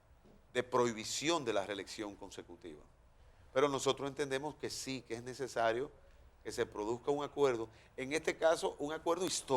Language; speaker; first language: Spanish; native; Spanish